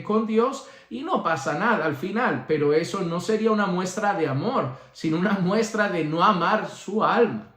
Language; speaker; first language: Spanish; native; Spanish